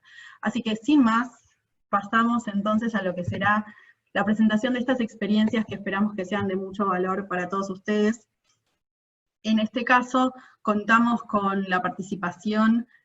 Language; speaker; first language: Spanish; native; Spanish